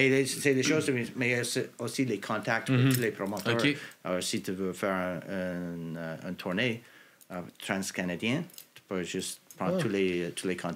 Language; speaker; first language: French; non-native, local second language; English